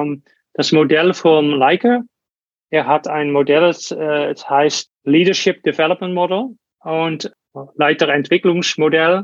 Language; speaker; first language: German; non-native, learner; Dutch